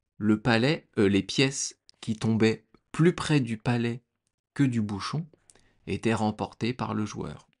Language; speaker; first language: French; native; French